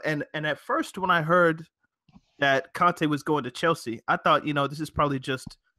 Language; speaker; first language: English; native; English